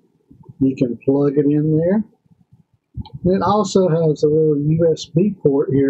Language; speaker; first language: English; native; English